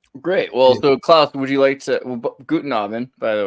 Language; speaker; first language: English; native; English